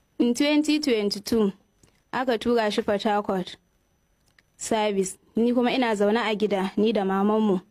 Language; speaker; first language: Hausa; native; Hausa